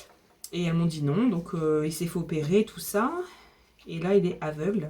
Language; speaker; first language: French; native; French